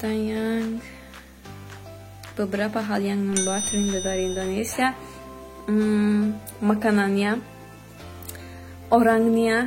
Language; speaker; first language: Indonesian; non-native, fluent; Azerbaijani